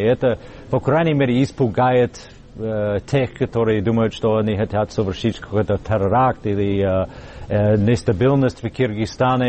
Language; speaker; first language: Russian; non-native, fluent; English